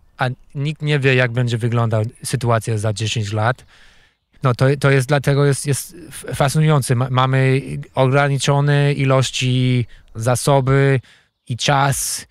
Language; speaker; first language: Polish; non-native, fluent; English